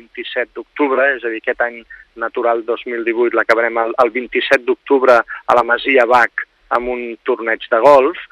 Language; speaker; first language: Catalan; native; Catalan